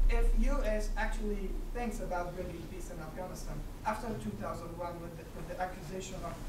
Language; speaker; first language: English; non-native, fluent; Persian